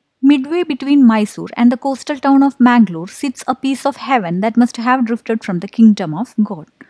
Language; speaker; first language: English; non-native, local second language; Malayalam